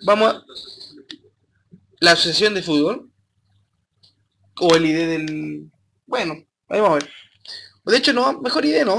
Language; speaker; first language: Spanish; native; Spanish